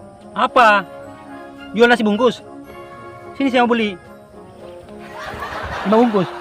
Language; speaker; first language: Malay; non-native, local second language; Buginese